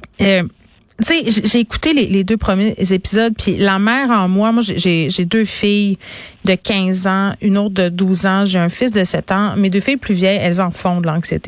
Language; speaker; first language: French; native; French